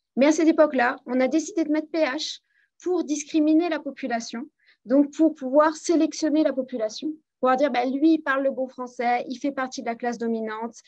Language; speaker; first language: French; native; French